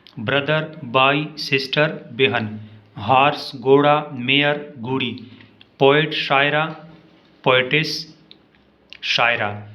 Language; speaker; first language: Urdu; non-native, local second language; Pashto